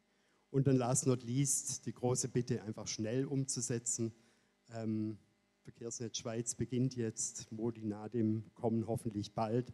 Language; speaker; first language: German; native; German